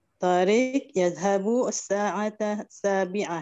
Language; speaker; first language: Arabic; non-native, learner; Indonesian